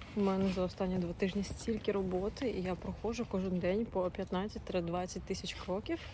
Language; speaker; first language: Ukrainian; non-native, local second language; Russian